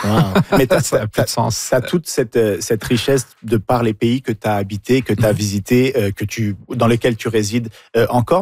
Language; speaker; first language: French; native; French